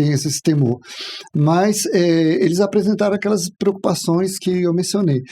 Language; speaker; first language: Portuguese; native; Portuguese